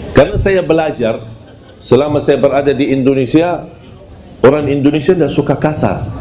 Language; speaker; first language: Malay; non-native, fluent; Arabic